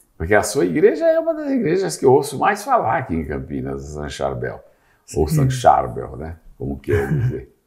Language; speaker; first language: Portuguese; native; Portuguese